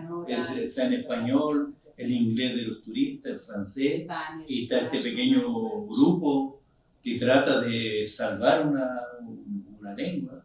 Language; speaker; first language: Spanish; non-native, local second language; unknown